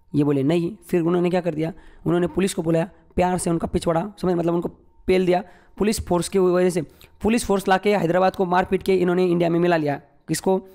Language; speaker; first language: Hindi; non-native, local second language; Marathi